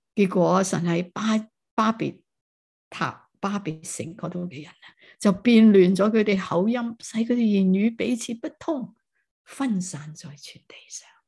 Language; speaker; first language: Chinese; non-native, local second language; Cantonese